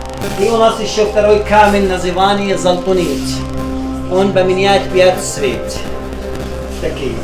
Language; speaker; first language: Russian; non-native, learner; Arabic